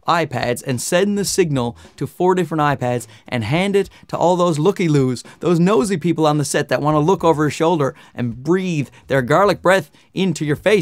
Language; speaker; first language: English; native; English